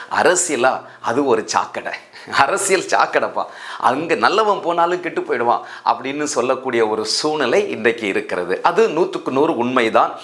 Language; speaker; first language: Tamil; native; Tamil